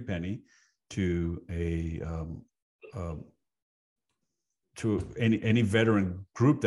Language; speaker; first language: English; native; English